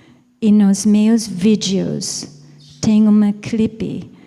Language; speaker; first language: Portuguese; non-native, fluent; English